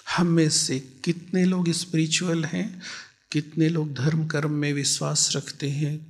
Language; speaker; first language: Hindi; native; Hindi